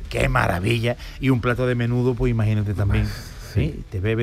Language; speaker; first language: Spanish; native; Spanish